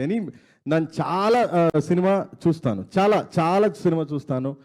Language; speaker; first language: Telugu; non-native, learner; Kannada